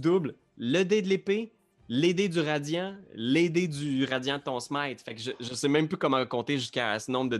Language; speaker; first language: French; native; French